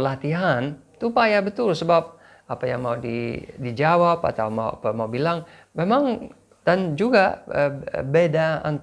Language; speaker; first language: Indonesian; non-native, fluent; English